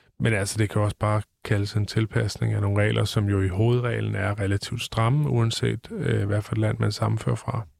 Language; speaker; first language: Danish; native; Danish